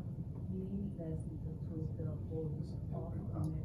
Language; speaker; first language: English; non-native, learner; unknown